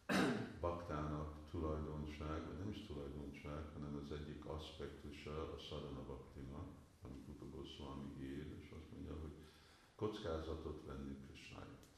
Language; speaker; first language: Hungarian; early bilingual, heritage; Hungarian